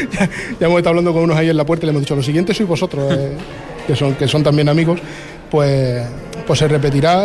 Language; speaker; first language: Spanish; native; Spanish